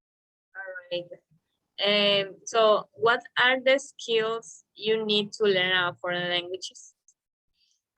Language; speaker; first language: English; non-native, learner; Spanish